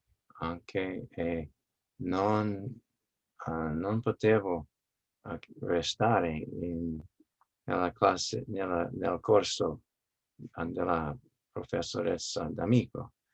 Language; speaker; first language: Italian; non-native, learner; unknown